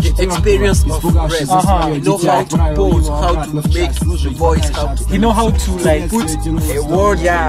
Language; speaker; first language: Russian; non-native, learner; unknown